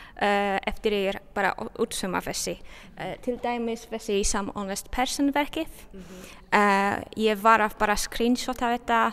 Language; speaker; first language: Icelandic; non-native, learner; Polish